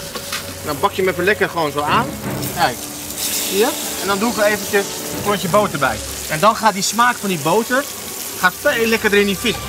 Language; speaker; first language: Dutch; native; Dutch